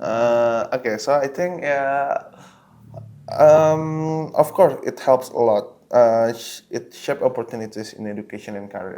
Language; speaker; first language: English; non-native, local second language; Indonesian